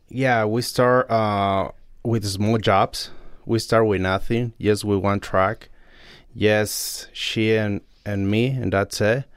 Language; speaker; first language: English; non-native, learner; Spanish